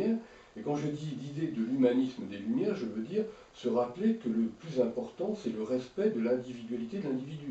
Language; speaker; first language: French; native; French